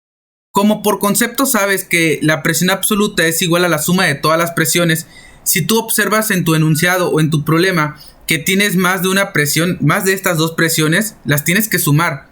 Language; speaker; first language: Spanish; native; Spanish